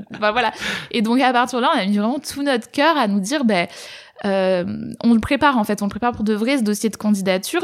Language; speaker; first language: French; native; French